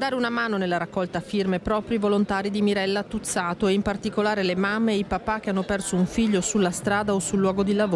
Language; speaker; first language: Italian; native; Italian